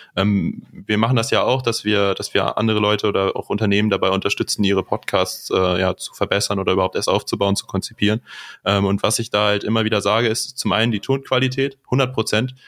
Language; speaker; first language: German; native; German